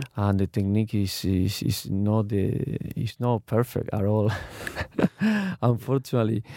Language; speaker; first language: English; non-native, learner; Spanish